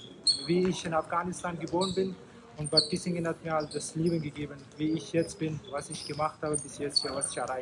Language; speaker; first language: German; non-native, fluent; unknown